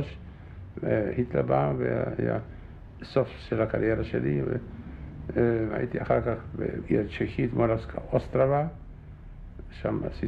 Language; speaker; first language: Hebrew; non-native, fluent; Czech